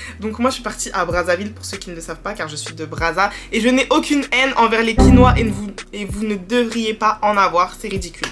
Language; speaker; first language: French; early bilingual, other home language; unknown